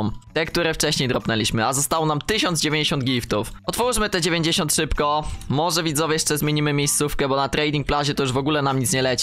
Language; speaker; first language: Polish; native; Polish